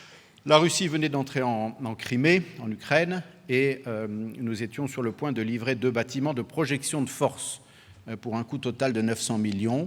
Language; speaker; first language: French; native; French